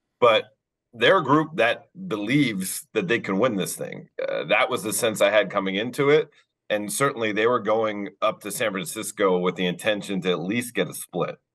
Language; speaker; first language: English; native; English